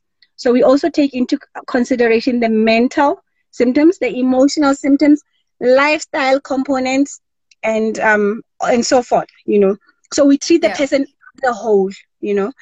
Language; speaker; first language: English; non-native, local second language; Tswana